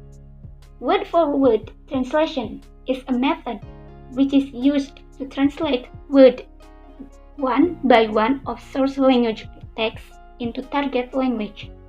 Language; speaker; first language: English; non-native, learner; Indonesian